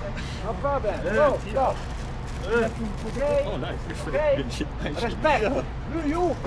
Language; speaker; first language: English; non-native, learner; Italian